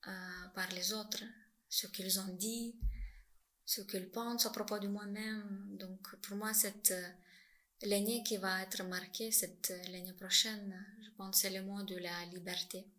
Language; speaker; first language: French; non-native, fluent; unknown